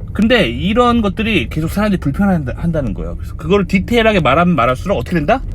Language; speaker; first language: Korean; native; Korean